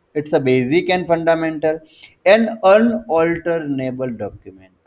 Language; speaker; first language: English; non-native, local second language; Gujarati